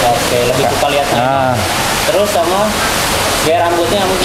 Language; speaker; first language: Indonesian; native; Indonesian